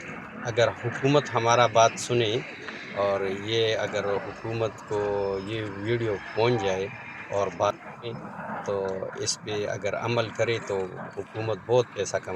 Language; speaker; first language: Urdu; non-native, local second language; Pashto